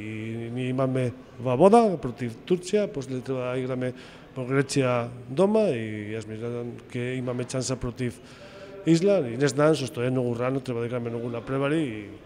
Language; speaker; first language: Macedonian; non-native, fluent; Spanish